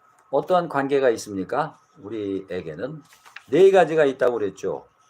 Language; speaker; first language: Korean; native; Korean